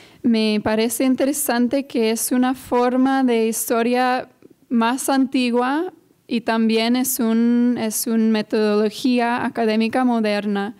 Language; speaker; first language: Spanish; non-native, fluent; English